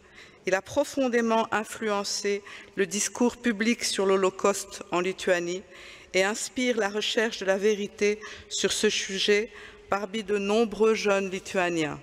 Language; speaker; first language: French; native; French